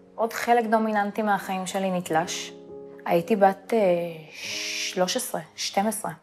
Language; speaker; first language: Hebrew; early bilingual, other home language; Russian